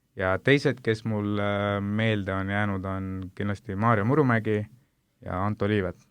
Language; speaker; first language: Estonian; early bilingual, other home language; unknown